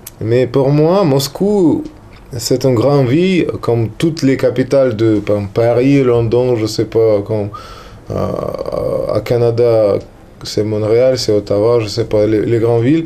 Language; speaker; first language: French; non-native, learner; Russian